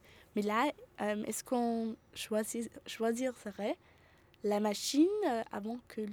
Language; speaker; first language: French; non-native, fluent; German